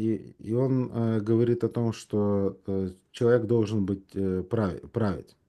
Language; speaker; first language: Russian; native; Russian